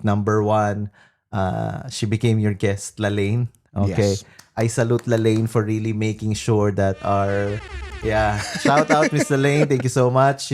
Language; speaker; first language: English; non-native, local second language; Filipino